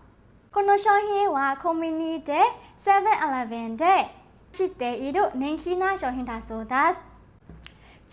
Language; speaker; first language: Japanese; non-native, learner; Burmese